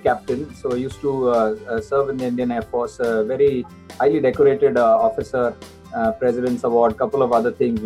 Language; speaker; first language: English; non-native, local second language; Marathi